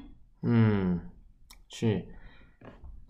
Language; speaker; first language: Chinese; early bilingual, heritage; Chinese